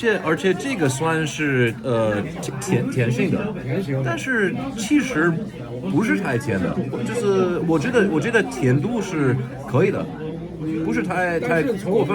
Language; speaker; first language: Chinese; non-native, fluent; English